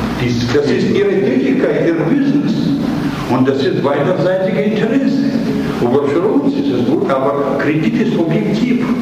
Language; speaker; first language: German; non-native, fluent; Russian